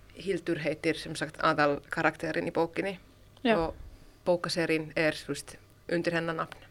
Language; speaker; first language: Icelandic; non-native, fluent; Finnish